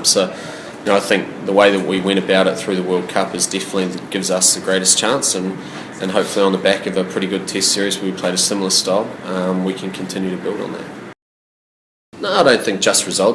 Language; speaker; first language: English; native; English